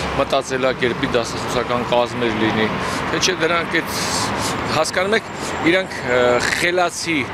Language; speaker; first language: Armenian; native; Armenian